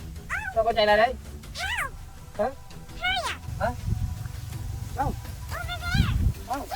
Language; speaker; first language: Vietnamese; native; Vietnamese